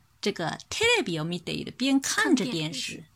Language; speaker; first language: Japanese; non-native, learner; Chinese